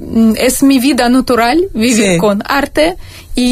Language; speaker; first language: Spanish; non-native, fluent; Russian